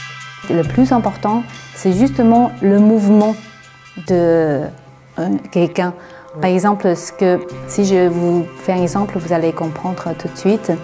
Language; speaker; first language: French; non-native, fluent; Chinese